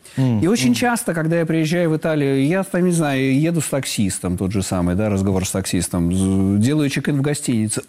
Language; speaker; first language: Russian; native; Russian